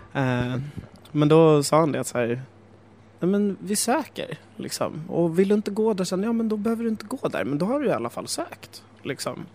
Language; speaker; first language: Swedish; native; Swedish